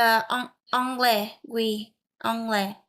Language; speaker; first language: French; non-native, learner; Vietnamese